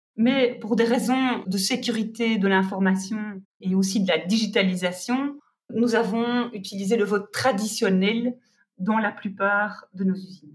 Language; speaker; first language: French; native; French